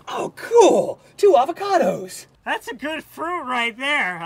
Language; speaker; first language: English; native; English